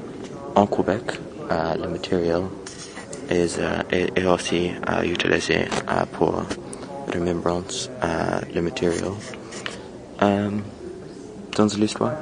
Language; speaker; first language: French; non-native, learner; English